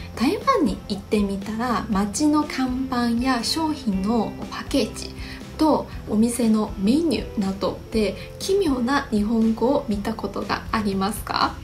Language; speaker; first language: Japanese; non-native, fluent; Chinese